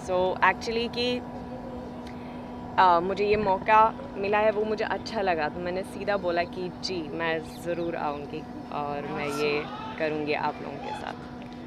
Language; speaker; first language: Hindi; non-native, fluent; Swedish